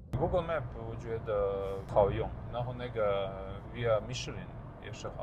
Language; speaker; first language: Chinese; non-native, learner; Croatian